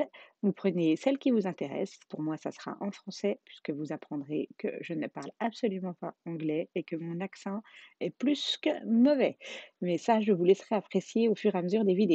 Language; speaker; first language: French; native; French